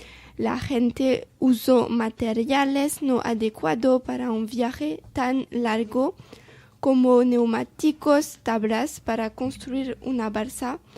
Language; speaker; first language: Spanish; non-native, learner; French